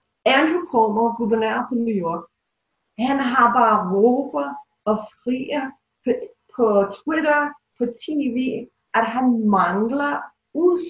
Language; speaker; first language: Danish; non-native, fluent; English